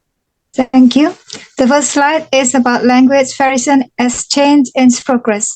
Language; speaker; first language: English; non-native, learner; Indonesian